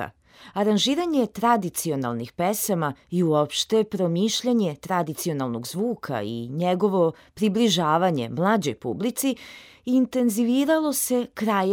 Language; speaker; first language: Serbian; native; Serbian